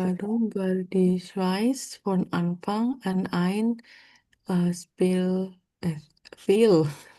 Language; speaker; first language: German; non-native, learner; Indonesian